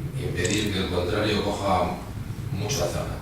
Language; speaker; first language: Spanish; native; Spanish